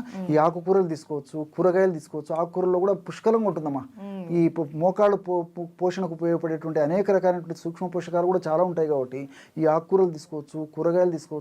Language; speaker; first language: Telugu; native; Telugu